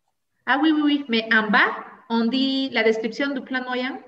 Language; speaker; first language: French; non-native, fluent; Spanish